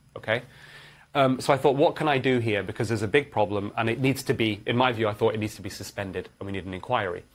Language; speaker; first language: English; native; English